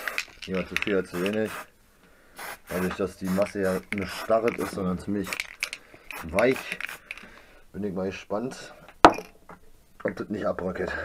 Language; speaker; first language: German; native; German